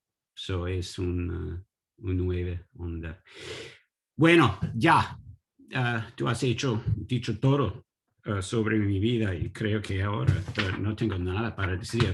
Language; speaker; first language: Spanish; non-native, learner; English